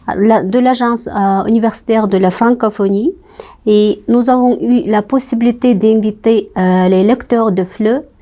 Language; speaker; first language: French; non-native, fluent; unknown